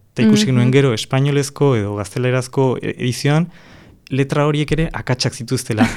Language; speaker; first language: Basque; non-native, fluent; Catalan